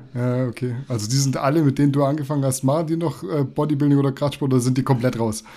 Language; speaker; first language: German; native; German